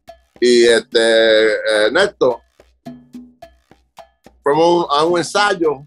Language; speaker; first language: Spanish; early bilingual, other home language; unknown